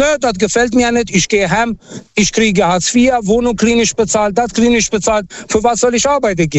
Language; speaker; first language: German; non-native, fluent; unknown